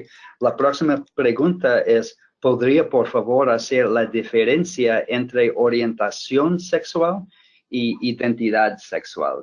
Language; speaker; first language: Spanish; non-native, fluent; English